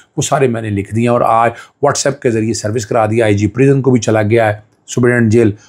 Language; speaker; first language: Urdu; non-native, local second language; Punjabi